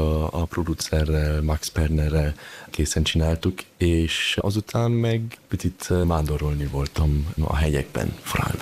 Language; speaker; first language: Hungarian; early bilingual, heritage; Hungarian